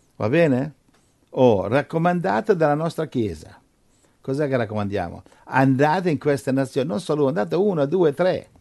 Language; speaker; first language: Italian; non-native, fluent; English